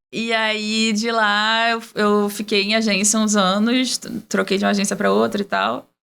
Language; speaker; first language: Portuguese; early bilingual, heritage; Portuguese